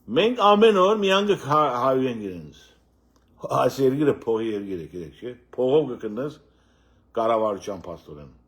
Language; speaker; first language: Armenian; early bilingual, heritage; Armenian